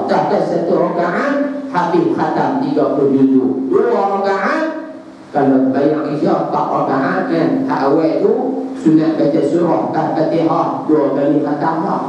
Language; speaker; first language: Malay; native; Malay